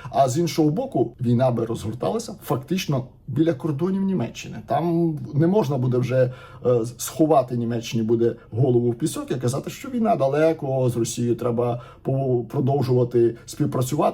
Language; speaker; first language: Ukrainian; native; Ukrainian